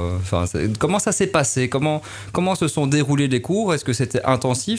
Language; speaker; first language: French; native; French